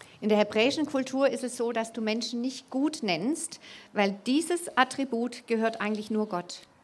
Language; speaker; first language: German; native; German